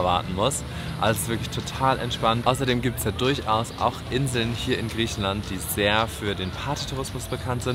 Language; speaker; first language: German; native; German